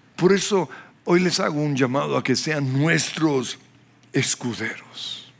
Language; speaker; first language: Spanish; non-native, fluent; English